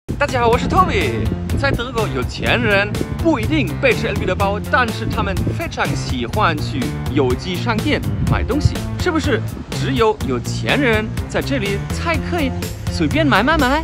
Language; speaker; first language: Chinese; non-native, fluent; German